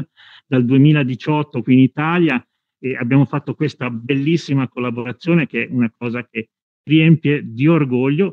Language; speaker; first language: Italian; native; Italian